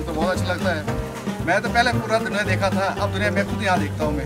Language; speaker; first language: Hindi; non-native, local second language; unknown